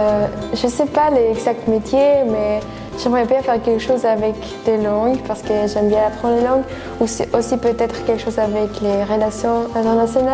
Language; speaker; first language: French; non-native, fluent; Swiss German